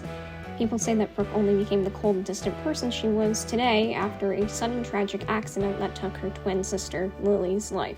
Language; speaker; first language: English; native; English